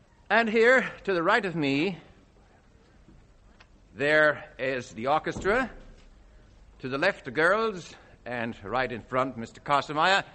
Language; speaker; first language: English; non-native, fluent; Dutch